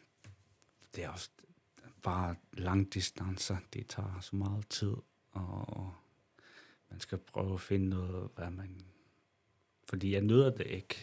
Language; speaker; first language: Danish; non-native, local second language; Kalaallisut